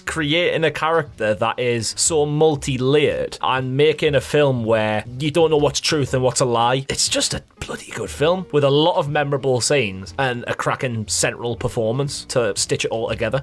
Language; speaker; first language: English; native; English